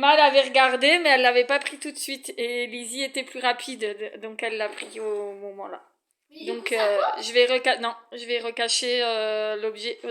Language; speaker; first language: French; native; French